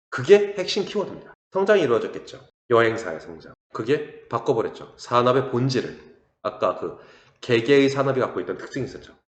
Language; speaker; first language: Korean; native; Korean